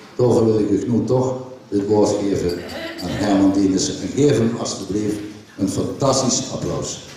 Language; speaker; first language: Dutch; native; Dutch